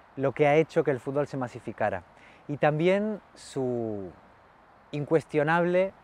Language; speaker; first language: Spanish; native; Spanish